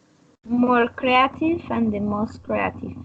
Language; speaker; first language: English; non-native, learner; Spanish